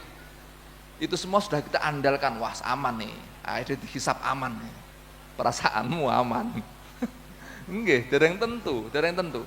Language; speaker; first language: Indonesian; non-native, local second language; Javanese